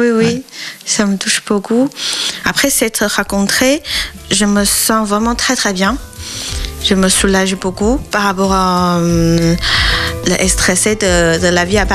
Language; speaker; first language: French; non-native, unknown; Chinese